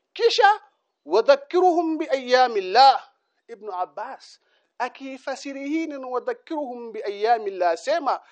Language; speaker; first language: Swahili; native; Swahili